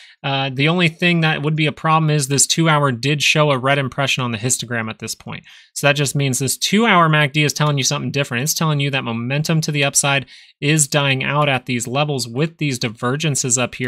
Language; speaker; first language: English; native; English